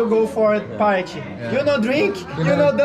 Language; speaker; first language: English; non-native, learner; Portuguese